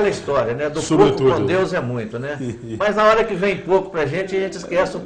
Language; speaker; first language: Portuguese; native; Portuguese